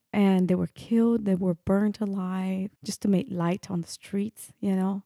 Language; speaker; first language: English; non-native, fluent; Italian